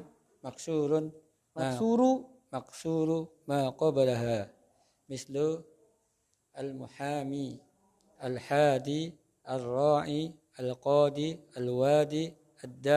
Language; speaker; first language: Arabic; non-native, learner; Indonesian